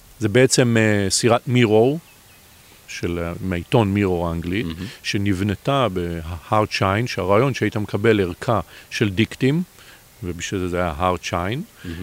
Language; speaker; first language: Hebrew; native; Hebrew